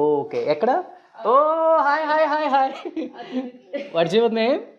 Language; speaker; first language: Telugu; native; Telugu